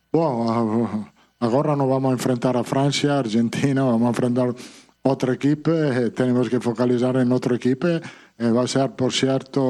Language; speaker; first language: Portuguese; non-native, fluent; Italian